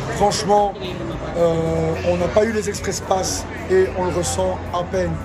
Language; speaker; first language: French; native; French